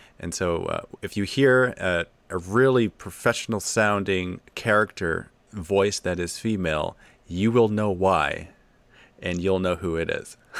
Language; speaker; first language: English; native; English